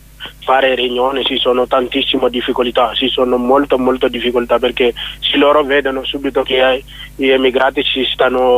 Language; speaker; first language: Italian; non-native, learner; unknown